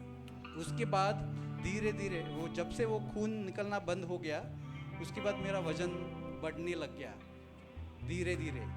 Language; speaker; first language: Hindi; non-native, local second language; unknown